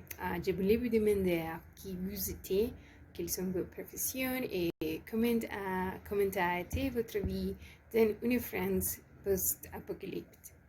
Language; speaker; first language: French; non-native, learner; Spanish